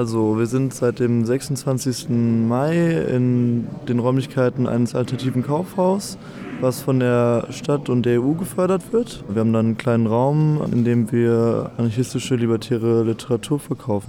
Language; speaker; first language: German; native; German